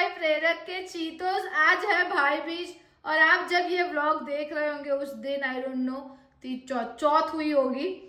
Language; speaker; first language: Hindi; non-native, local second language; Gujarati